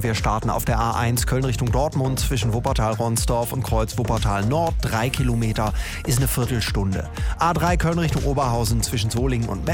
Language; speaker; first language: German; native; German